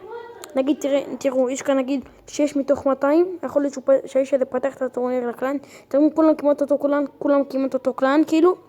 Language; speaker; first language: Hebrew; native; Hebrew